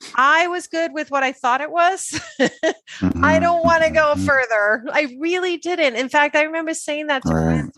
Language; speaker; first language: English; non-native, fluent; Spanish